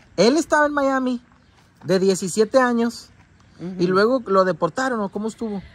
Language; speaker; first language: Spanish; native; Spanish